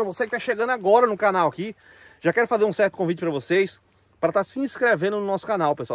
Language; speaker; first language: Portuguese; native; Portuguese